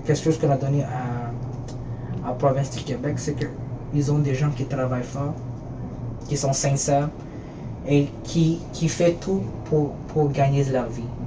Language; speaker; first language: French; early bilingual, other home language; Filipino